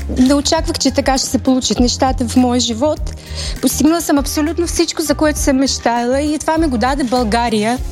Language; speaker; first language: Bulgarian; early bilingual, heritage; Bulgarian